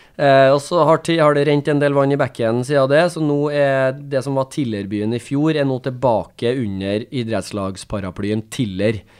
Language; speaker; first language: Norwegian; native; Norwegian